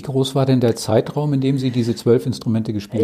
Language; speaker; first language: German; native; German